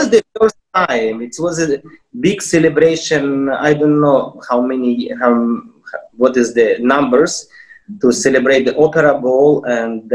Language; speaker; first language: English; non-native, fluent; Russian